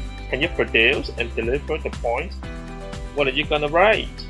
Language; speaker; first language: English; non-native, local second language; Cantonese